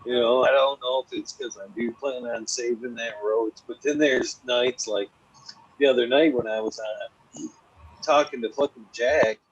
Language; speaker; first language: English; native; English